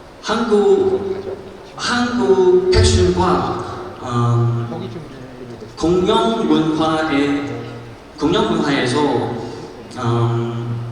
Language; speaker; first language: Korean; non-native, learner; Cantonese